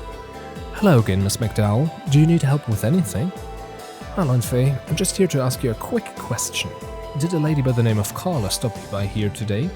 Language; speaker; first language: English; non-native, fluent; German